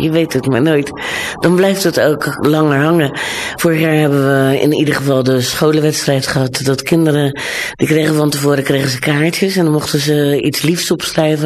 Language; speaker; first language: Dutch; native; Dutch